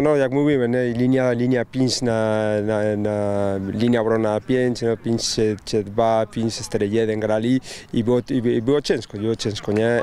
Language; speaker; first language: Polish; non-native, learner; Spanish